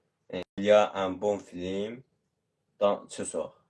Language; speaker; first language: French; non-native, learner; Azerbaijani